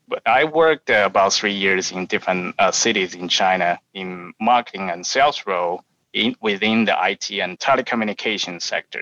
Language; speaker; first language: English; non-native, fluent; Chinese